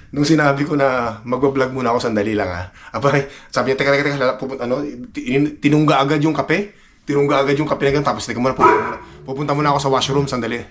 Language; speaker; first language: Filipino; non-native, local second language; Iloko